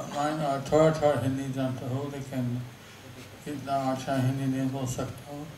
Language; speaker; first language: Hindi; non-native, learner; English